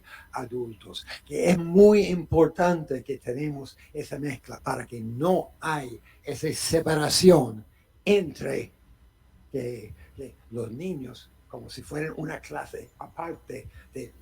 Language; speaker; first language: Spanish; non-native, fluent; English